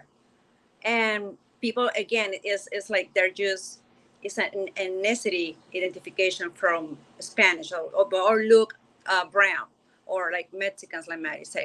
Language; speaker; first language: English; non-native, fluent; Spanish